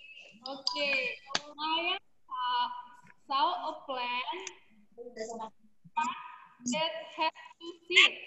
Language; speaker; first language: English; non-native, learner; Indonesian